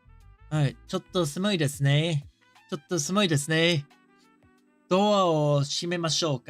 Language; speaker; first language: Japanese; non-native, learner; English